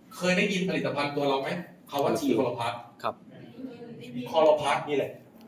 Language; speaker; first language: Thai; non-native, local second language; Lao